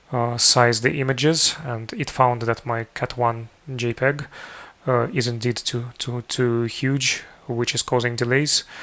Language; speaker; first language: English; non-native, fluent; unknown